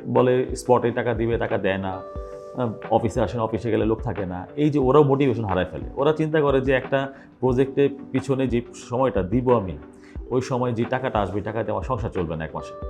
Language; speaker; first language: Bangla; native; Bangla